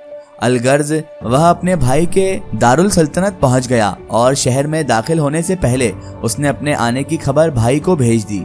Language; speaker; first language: Hindi; native; Hindi